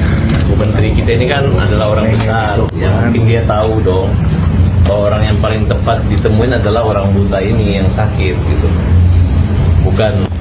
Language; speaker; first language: Indonesian; native; Indonesian